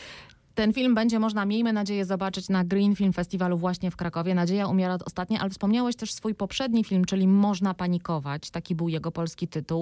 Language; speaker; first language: Polish; native; Polish